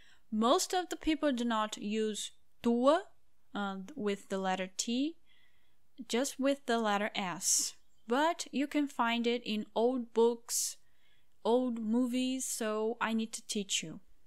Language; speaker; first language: English; non-native, fluent; Portuguese